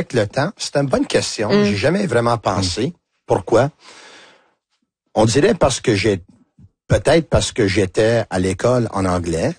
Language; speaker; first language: French; non-native, local second language; Italian